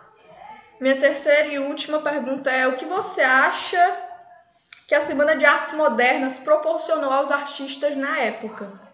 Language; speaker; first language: Portuguese; native; Portuguese